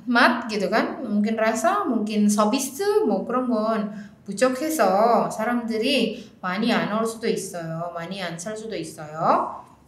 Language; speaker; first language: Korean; non-native, fluent; Indonesian